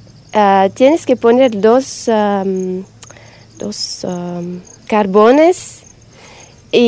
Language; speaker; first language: Spanish; non-native, learner; French